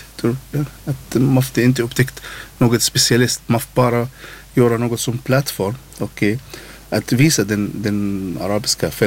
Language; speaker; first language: Swedish; non-native, learner; Arabic